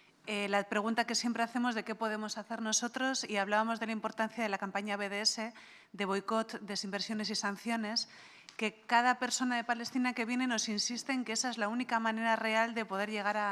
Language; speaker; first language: Spanish; non-native, local second language; Basque